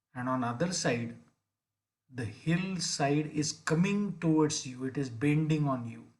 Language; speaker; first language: English; non-native, local second language; Marathi